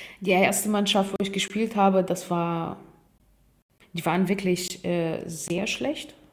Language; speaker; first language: German; non-native, fluent; Russian